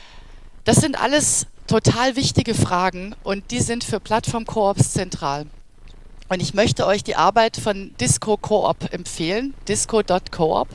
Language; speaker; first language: German; native; German